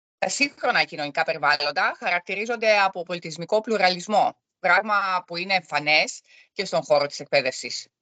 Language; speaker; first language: Greek; early bilingual, other home language; German